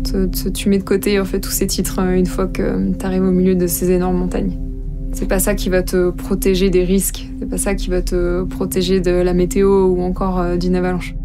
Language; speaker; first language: French; native; French